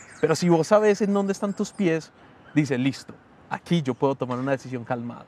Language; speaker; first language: Spanish; native; Spanish